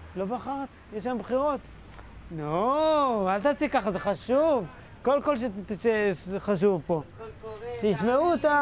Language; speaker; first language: Hebrew; early bilingual, other home language; Amharic